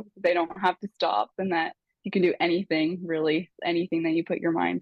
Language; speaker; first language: English; native; English